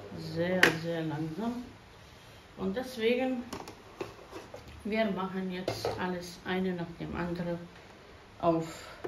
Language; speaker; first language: German; non-native, fluent; Croatian